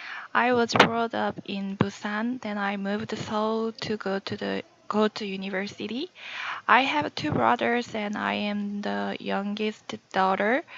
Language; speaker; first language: English; non-native, learner; Korean